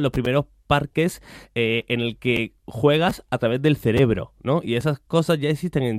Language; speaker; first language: Spanish; native; Spanish